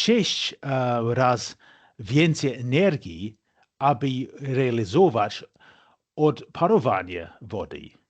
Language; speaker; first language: Polish; non-native, fluent; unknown